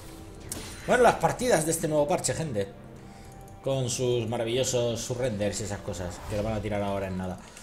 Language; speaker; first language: Spanish; native; Spanish